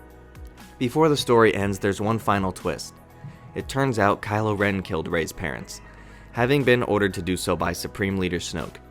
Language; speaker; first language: English; native; English